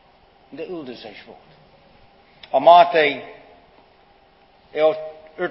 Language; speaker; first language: Hungarian; non-native, fluent; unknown